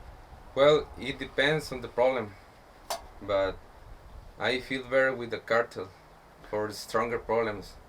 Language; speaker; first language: English; non-native, learner; Spanish